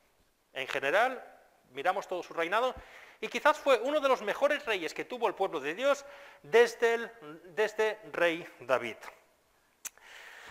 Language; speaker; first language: Spanish; non-native, fluent; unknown